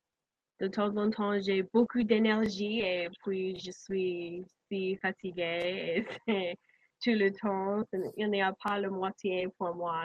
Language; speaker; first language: French; non-native, learner; English